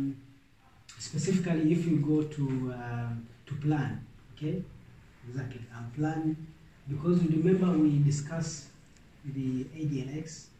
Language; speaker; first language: English; non-native, local second language; Swahili